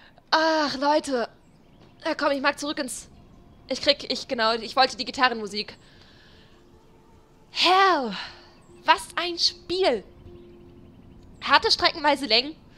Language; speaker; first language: German; native; German